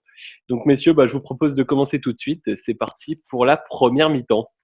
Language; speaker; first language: French; native; French